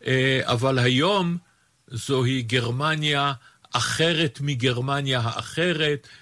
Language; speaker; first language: Hebrew; native; Hebrew